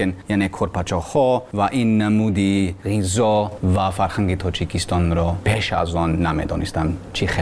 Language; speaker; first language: Tajik; non-native, learner; English